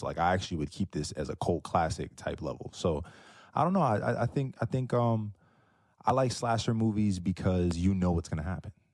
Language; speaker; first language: English; native; English